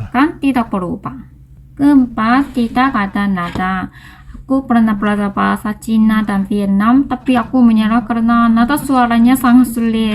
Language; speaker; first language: Indonesian; non-native, learner; Korean